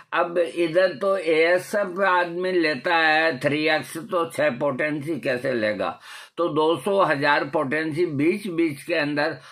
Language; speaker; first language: Hindi; non-native, local second language; Marwari